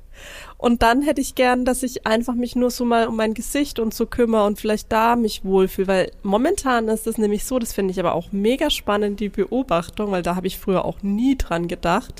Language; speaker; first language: German; native; German